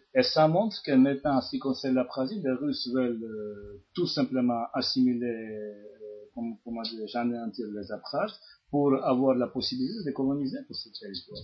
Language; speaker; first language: French; non-native, fluent; Georgian